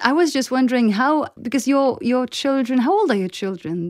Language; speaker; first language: English; non-native, fluent; Polish